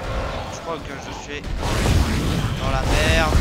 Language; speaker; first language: French; native; French